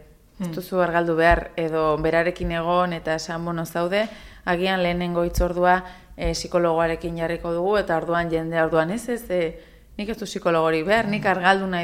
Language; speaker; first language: Basque; native; Basque